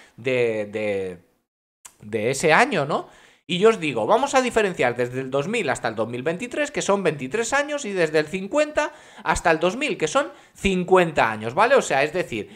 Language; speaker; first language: Spanish; native; Spanish